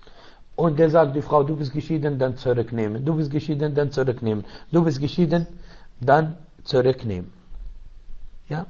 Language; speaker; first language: German; non-native, learner; Arabic